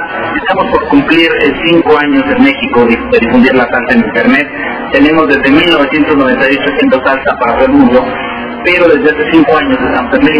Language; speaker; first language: Spanish; native; Spanish